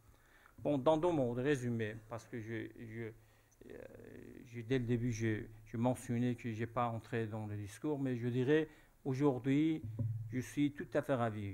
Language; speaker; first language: French; non-native, fluent; Persian